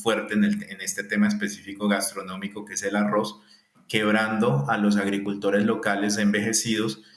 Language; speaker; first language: Spanish; native; Spanish